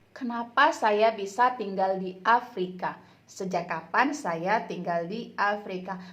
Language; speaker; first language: Indonesian; native; Indonesian